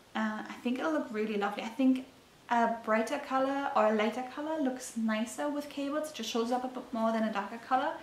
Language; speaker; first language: English; non-native, fluent; German